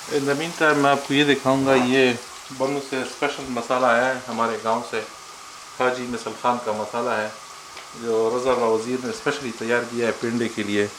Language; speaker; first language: Urdu; non-native, local second language; Pashto